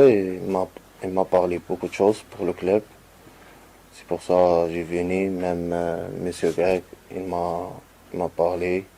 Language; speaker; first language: French; non-native, learner; Arabic